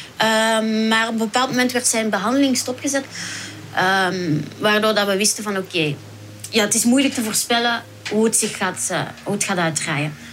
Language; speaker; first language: Dutch; native; Dutch